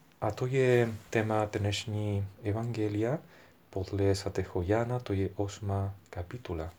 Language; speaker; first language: Czech; non-native, fluent; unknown